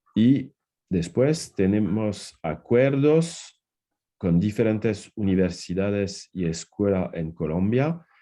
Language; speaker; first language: Spanish; non-native, fluent; French